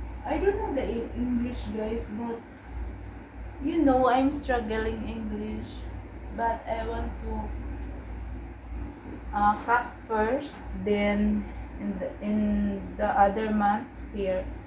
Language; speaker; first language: English; non-native, learner; Cebuano